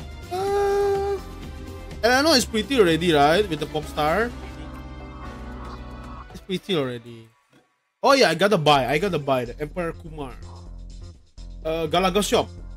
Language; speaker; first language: English; non-native, fluent; Indonesian